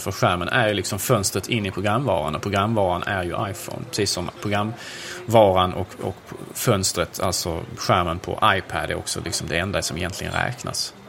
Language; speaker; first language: Swedish; native; Swedish